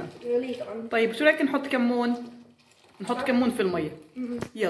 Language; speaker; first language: Arabic; native; Arabic